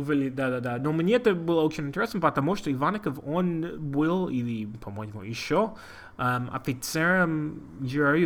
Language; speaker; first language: Russian; non-native, learner; English